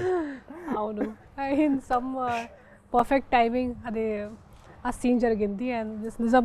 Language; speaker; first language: Telugu; non-native, fluent; Hindi